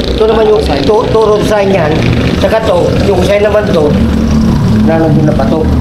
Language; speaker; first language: Filipino; non-native, local second language; Iloko